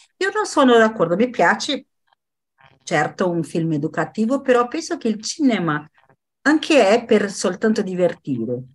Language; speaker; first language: Italian; non-native, fluent; Portuguese